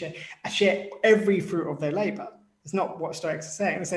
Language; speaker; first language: English; native; English